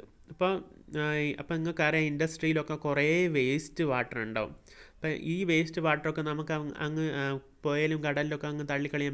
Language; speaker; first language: Malayalam; native; Malayalam